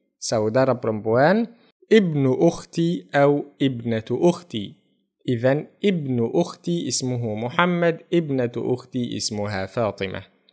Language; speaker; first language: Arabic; native; Arabic